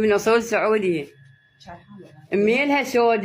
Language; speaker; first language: Arabic; native; Arabic